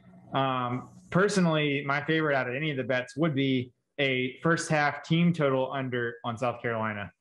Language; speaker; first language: English; native; English